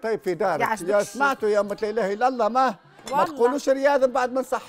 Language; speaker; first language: Arabic; native; Arabic